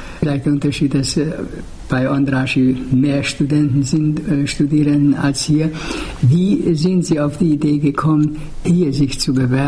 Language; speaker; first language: German; non-native, local second language; Hungarian